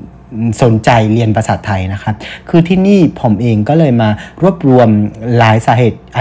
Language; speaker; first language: Thai; non-native, fluent; Vietnamese